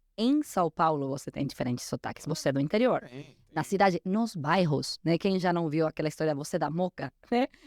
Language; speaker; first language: Portuguese; non-native, fluent; Spanish